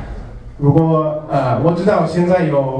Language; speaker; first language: Chinese; non-native, learner; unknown